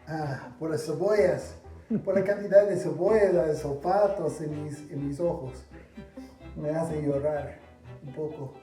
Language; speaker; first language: Spanish; non-native, fluent; English